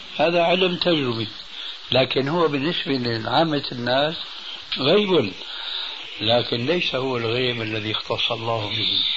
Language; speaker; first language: Arabic; early bilingual, other home language; Albanian